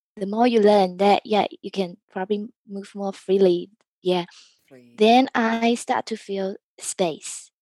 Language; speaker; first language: English; early bilingual, other home language; Chinese